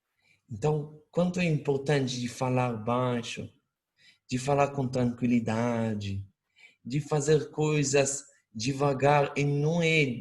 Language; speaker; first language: Portuguese; non-native, fluent; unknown